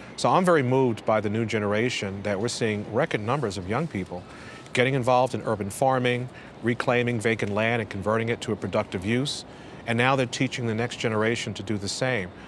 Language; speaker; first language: English; native; English